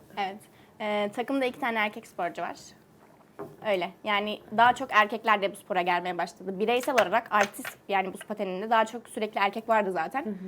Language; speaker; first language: Turkish; early bilingual, heritage; Turkish